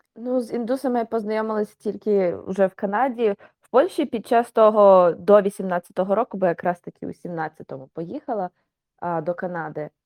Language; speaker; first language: Ukrainian; native; Ukrainian